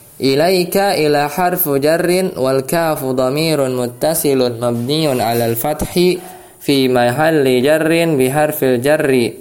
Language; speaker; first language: Arabic; non-native, fluent; Indonesian